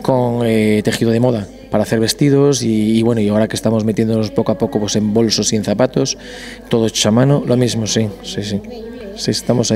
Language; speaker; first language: Spanish; native; Spanish